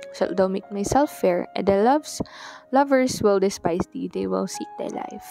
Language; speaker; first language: English; non-native, local second language; Iloko